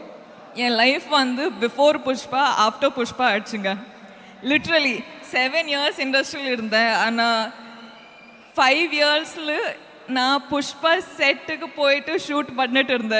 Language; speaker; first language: Tamil; non-native, fluent; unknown